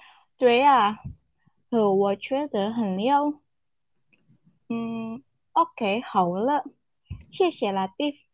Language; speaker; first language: Chinese; non-native, learner; Indonesian